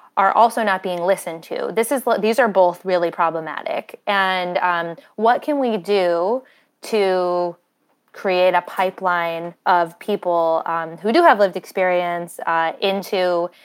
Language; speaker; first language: English; native; English